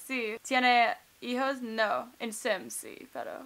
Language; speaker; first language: Spanish; non-native, learner; English